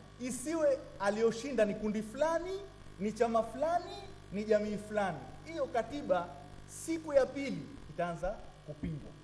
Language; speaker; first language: Swahili; native; Swahili